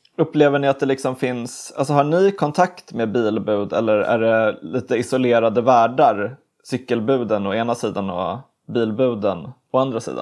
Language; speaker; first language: Swedish; native; Swedish